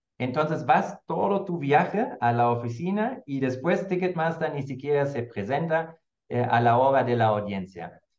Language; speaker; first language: Spanish; non-native, fluent; German